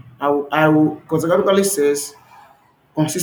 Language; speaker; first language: English; non-native, local second language; Yoruba